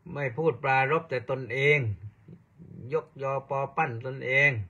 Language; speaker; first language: Thai; native; Thai